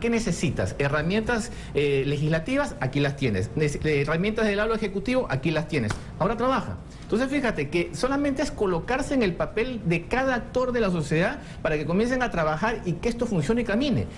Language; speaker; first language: Spanish; native; Spanish